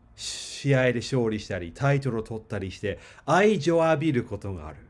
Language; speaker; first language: Japanese; non-native, fluent; English